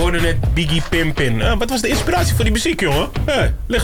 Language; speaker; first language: Dutch; native; Dutch